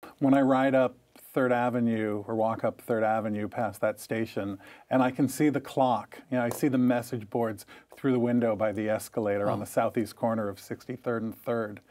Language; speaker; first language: English; native; English